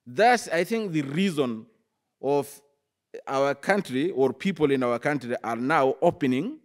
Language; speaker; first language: English; non-native, fluent; Arabic